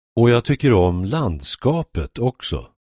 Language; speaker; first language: Swedish; non-native, fluent; Persian